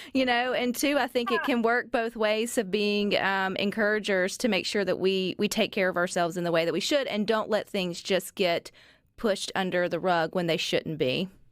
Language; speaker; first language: English; native; English